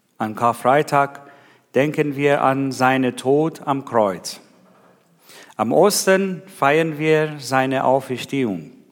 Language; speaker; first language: German; non-native, learner; Persian